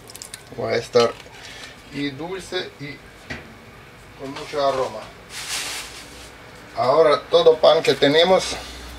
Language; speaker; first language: Spanish; non-native, fluent; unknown